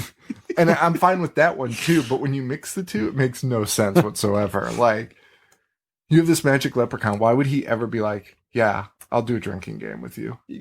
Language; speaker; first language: English; native; English